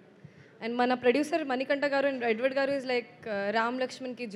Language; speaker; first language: Telugu; non-native, learner; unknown